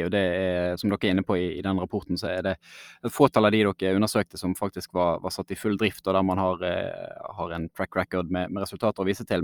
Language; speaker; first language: Norwegian; native; Norwegian